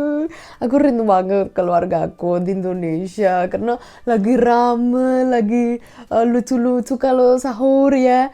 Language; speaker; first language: Indonesian; non-native, fluent; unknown